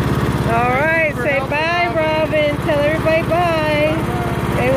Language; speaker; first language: English; native; English